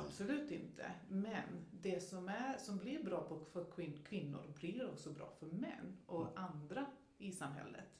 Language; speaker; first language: Swedish; non-native, fluent; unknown